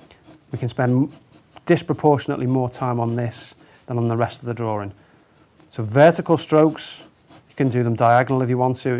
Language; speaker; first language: English; native; English